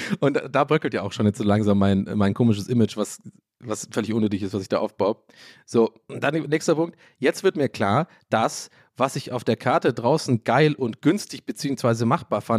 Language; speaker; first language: German; native; German